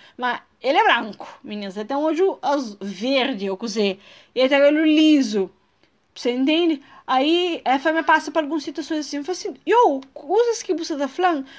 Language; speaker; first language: Portuguese; non-native, local second language; Kabuverdianu